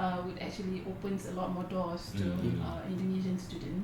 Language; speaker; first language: English; non-native, local second language; Malay